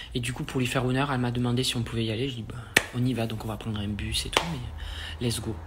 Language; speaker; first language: French; early bilingual, other home language; Portuguese